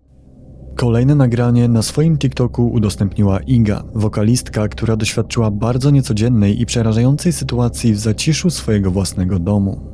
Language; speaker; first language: Polish; native; Polish